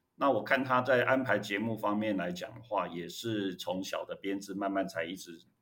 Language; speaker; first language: Chinese; native; Chinese